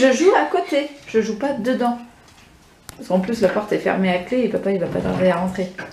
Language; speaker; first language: French; native; French